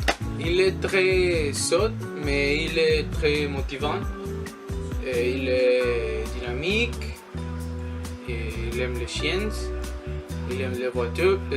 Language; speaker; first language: French; non-native, learner; Spanish